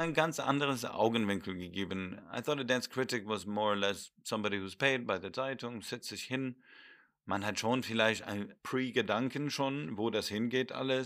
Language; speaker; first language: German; non-native, fluent; English